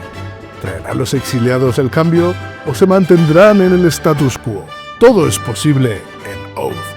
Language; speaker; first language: Spanish; native; Spanish